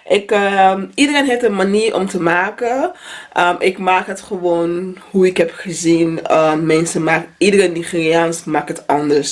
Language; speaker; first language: Dutch; non-native, fluent; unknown